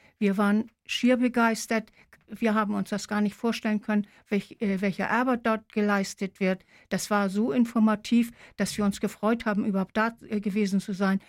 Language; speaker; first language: German; native; German